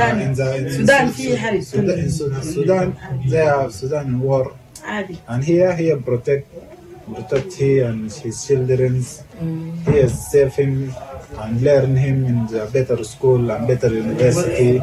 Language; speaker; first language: English; non-native, learner; Arabic